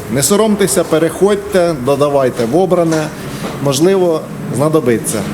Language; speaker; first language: Ukrainian; non-native, local second language; Russian